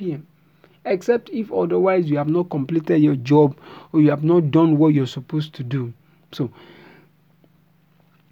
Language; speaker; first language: English; non-native, local second language; Yoruba